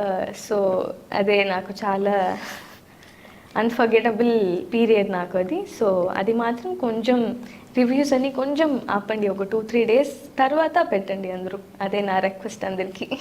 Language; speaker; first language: Telugu; non-native, learner; Tamil